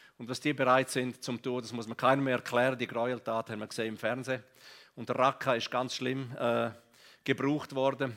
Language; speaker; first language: German; non-native, local second language; Romansh